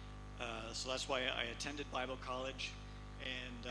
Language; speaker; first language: English; native; English